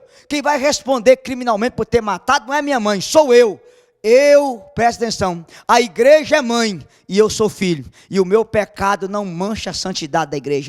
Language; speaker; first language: Portuguese; native; Portuguese